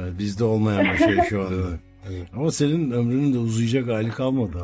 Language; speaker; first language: Turkish; native; Turkish